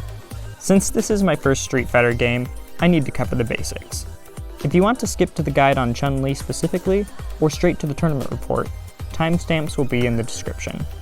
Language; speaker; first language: English; native; English